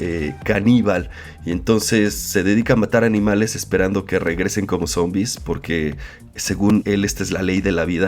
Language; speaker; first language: Spanish; native; Spanish